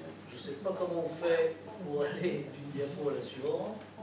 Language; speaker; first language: French; native; French